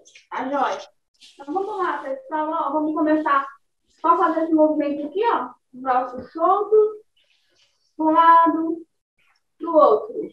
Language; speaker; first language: Portuguese; native; Portuguese